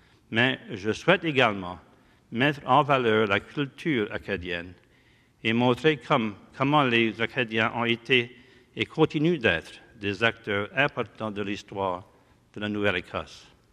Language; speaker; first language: French; early bilingual, heritage; French